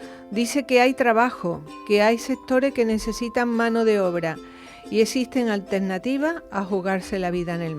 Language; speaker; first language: Spanish; native; Spanish